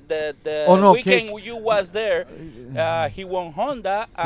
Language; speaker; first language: English; non-native, learner; Spanish